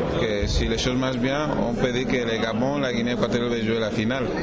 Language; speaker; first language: French; non-native, learner; Spanish